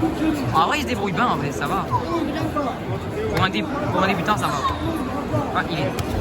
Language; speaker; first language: French; native; French